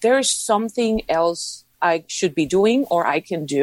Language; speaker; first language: English; non-native, fluent; Spanish